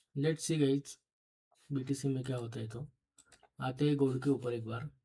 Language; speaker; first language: Hindi; non-native, local second language; Marathi